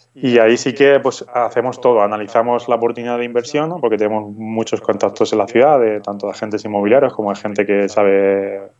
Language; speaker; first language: Spanish; native; Spanish